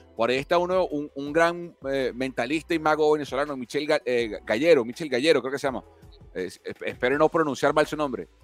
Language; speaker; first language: Spanish; native; Spanish